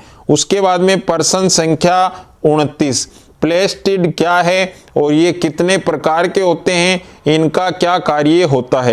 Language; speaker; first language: Hindi; native; Hindi